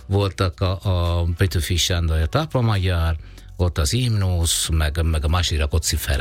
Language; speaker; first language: Hungarian; non-native, fluent; Italian